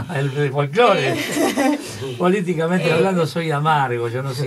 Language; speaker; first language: Spanish; native; Spanish